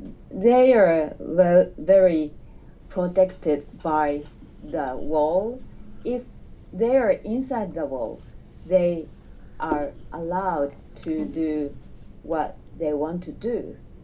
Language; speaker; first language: English; non-native, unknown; Japanese